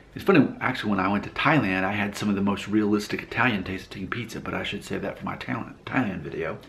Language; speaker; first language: English; native; English